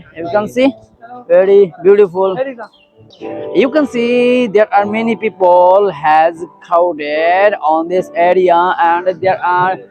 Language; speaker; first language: English; non-native, learner; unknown